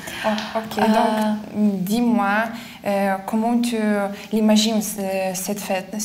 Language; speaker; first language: French; non-native, fluent; Lithuanian